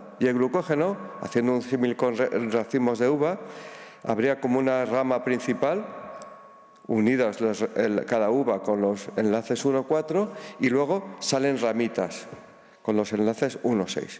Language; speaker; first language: Spanish; native; Spanish